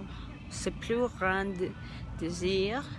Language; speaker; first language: French; non-native, learner; Spanish